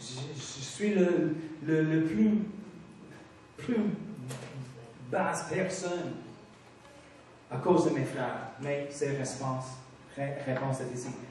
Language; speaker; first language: French; non-native, fluent; English